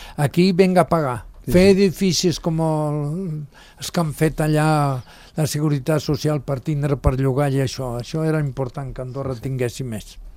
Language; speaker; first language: Catalan; non-native, local second language; Spanish